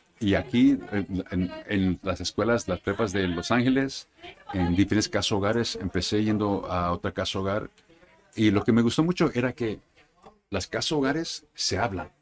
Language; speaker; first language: Spanish; early bilingual, heritage; Spanish